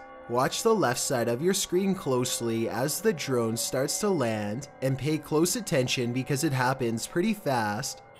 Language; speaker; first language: English; native; English